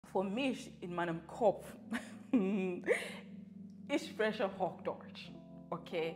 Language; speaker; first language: German; non-native, learner; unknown